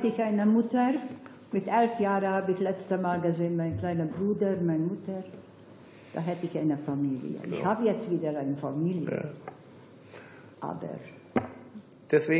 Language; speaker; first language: German; non-native, fluent; Hungarian